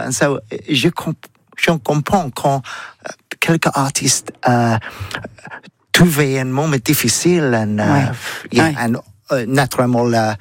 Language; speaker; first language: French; non-native, learner; English